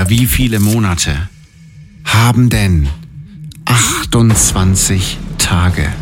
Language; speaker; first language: German; native; German